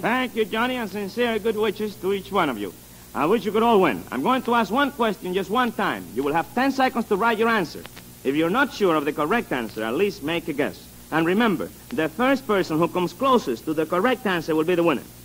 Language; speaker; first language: English; non-native, fluent; Spanish